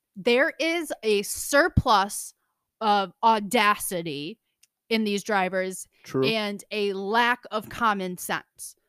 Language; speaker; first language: English; native; English